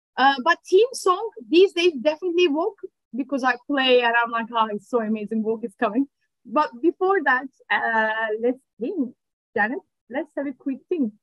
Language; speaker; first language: English; non-native, fluent; Turkish